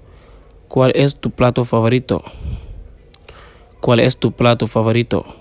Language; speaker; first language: Spanish; non-native, fluent; Wolof